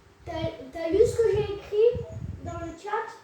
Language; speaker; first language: French; native; French